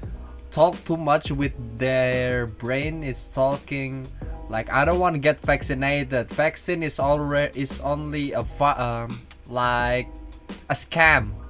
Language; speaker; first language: English; non-native, learner; Indonesian